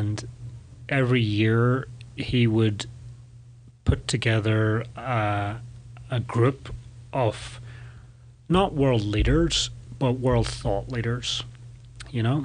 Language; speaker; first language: English; native; English